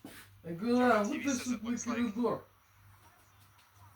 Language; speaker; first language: Russian; native; Russian